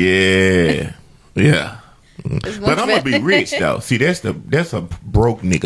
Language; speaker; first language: English; native; English